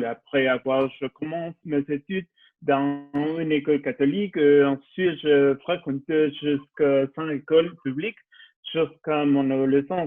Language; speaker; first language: French; non-native, learner; Spanish